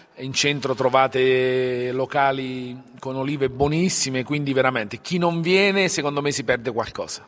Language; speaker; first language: Italian; native; Italian